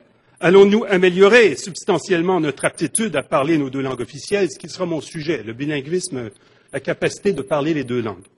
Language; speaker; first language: French; native; French